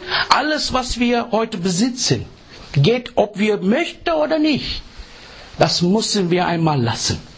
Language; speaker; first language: German; non-native, learner; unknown